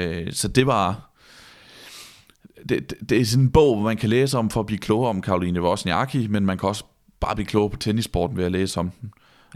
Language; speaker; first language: Danish; native; Danish